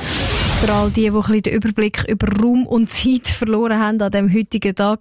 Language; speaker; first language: German; native; German